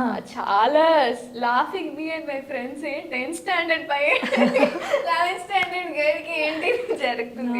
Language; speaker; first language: Telugu; non-native, learner; Tamil